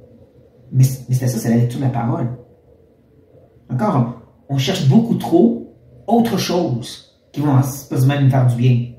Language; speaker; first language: French; native; French